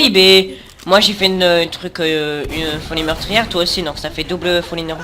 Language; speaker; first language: French; native; French